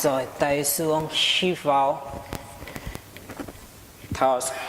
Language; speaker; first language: Vietnamese; non-native, learner; Hindi